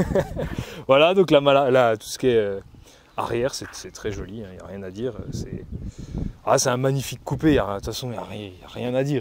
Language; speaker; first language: French; native; French